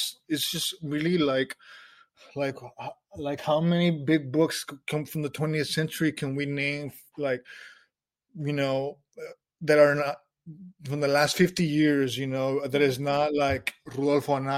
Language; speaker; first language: English; native; English